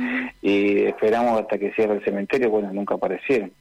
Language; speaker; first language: Spanish; native; Spanish